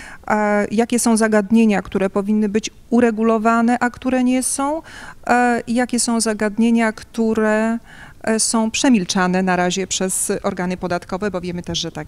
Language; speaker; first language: Polish; native; Polish